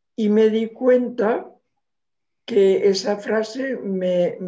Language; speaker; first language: Spanish; non-native, local second language; Catalan